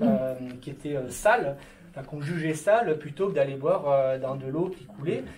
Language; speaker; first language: French; native; French